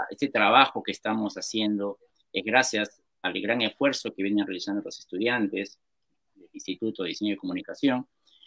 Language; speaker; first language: Spanish; native; Spanish